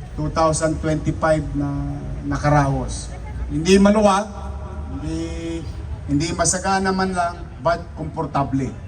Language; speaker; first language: Filipino; native; Filipino